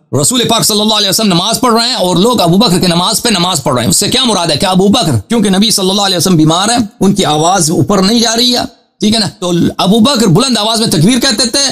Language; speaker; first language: Urdu; non-native, fluent; Persian